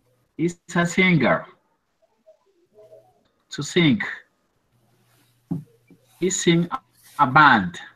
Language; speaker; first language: English; non-native, learner; Spanish